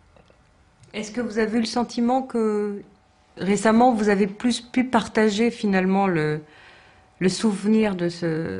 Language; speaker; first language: French; native; French